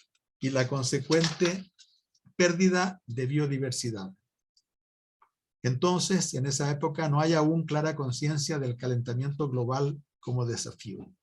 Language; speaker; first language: Spanish; native; Spanish